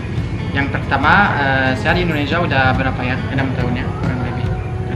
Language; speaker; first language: Indonesian; non-native, fluent; French